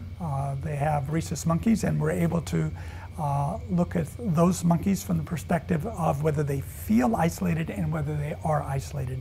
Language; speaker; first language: English; native; English